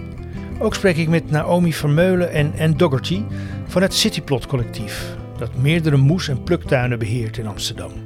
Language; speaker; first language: Dutch; native; Dutch